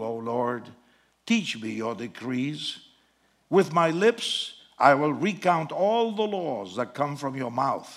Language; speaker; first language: English; non-native, fluent; Spanish